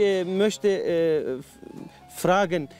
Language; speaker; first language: German; non-native, learner; Zaza